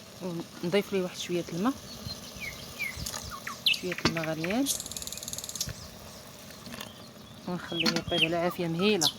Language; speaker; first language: Arabic; native; Arabic